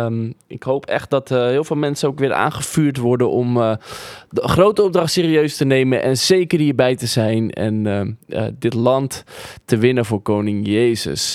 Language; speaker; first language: Dutch; native; Dutch